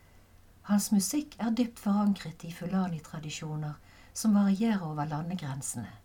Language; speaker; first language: Norwegian; native; Norwegian